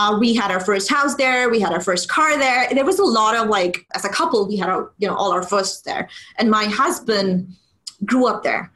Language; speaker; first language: English; non-native, local second language; Urdu